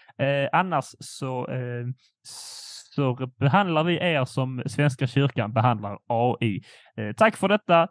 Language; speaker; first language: Swedish; early bilingual, other home language; Polish